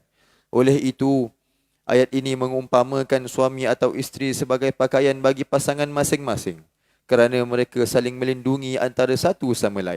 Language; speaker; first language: Malay; native; Malay